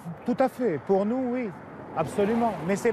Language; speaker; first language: French; non-native, fluent; Russian